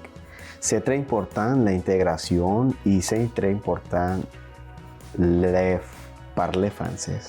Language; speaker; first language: French; non-native, learner; Spanish